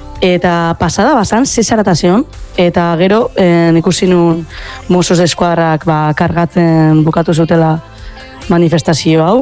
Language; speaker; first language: Basque; native; Basque